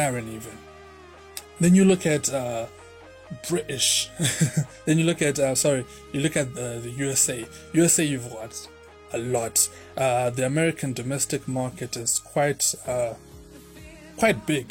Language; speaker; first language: English; non-native, local second language; Shona